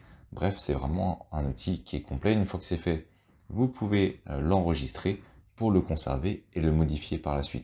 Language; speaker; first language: French; native; French